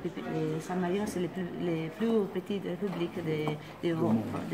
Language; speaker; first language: French; non-native, learner; Italian